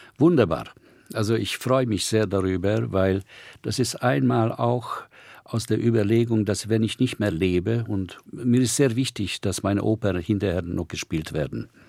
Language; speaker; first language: German; non-native, fluent; Hungarian